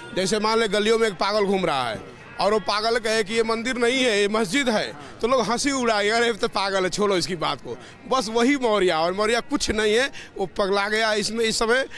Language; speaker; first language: Hindi; native; Hindi